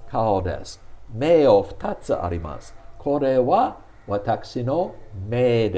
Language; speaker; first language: Japanese; non-native, fluent; English